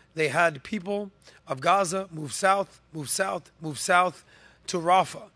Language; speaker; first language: English; native; English